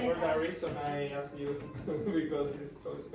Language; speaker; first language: English; non-native, learner; Spanish